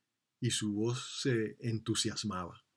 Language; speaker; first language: Spanish; native; Spanish